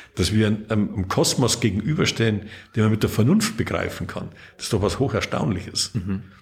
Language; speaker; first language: German; native; German